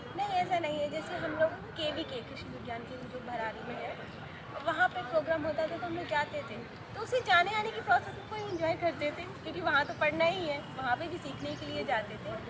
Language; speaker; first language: Hindi; native; Hindi